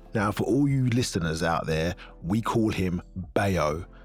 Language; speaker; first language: English; native; English